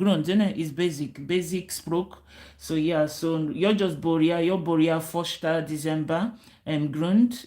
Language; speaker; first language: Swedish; non-native, learner; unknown